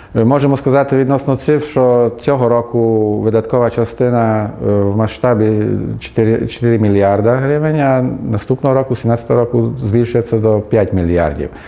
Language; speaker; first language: Ukrainian; native; Ukrainian